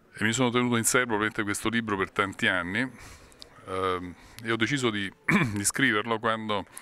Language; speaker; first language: Italian; native; Italian